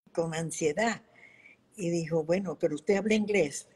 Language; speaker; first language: Spanish; early bilingual, other home language; Yiddish